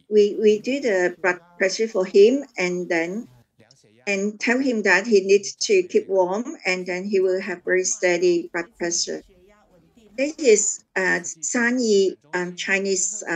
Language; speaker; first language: English; non-native, learner; Chinese